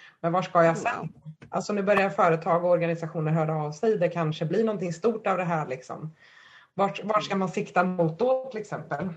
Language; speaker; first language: Swedish; native; Swedish